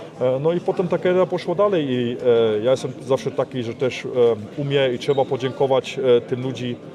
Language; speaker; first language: Polish; early bilingual, heritage; Polish